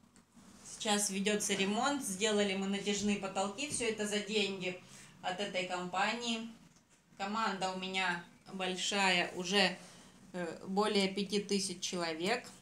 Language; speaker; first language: Russian; native; Russian